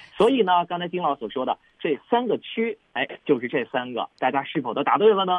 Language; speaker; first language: Chinese; native; Chinese